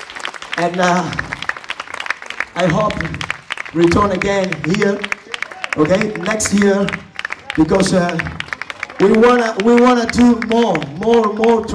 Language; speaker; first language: English; non-native, learner; Spanish